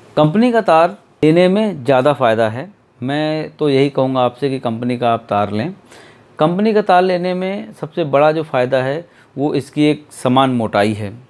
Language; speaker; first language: Hindi; native; Hindi